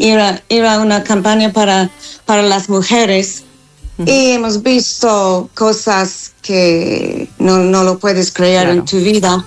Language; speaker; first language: Spanish; non-native, learner; English